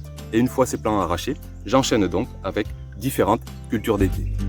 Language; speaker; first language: French; native; French